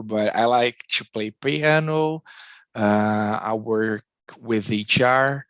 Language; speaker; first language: English; non-native, learner; Portuguese